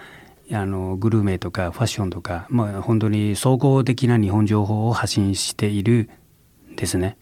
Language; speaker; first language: Japanese; non-native, fluent; Chinese